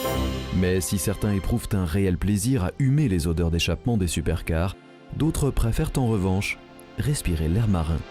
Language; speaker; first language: French; native; French